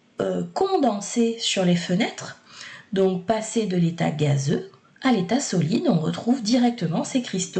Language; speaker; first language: French; native; French